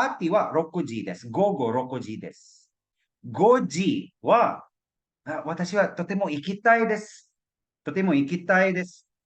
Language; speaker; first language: Japanese; non-native, fluent; Cebuano